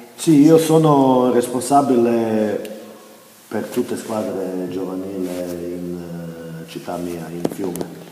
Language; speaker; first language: Italian; non-native, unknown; Croatian